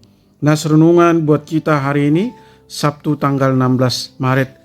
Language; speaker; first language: Indonesian; native; Indonesian